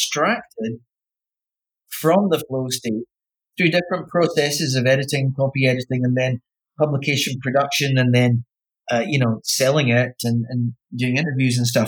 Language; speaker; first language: English; native; English